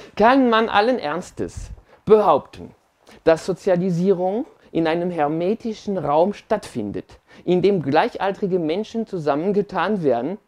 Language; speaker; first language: German; non-native, fluent; French